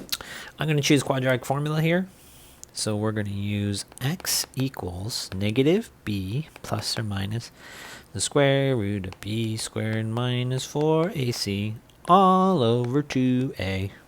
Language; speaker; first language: English; native; English